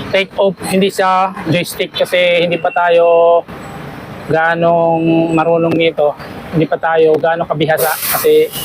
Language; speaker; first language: Filipino; non-native, local second language; Cebuano